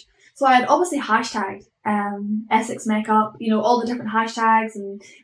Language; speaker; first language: English; native; English